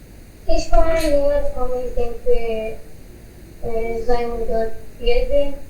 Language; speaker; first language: German; non-native, learner; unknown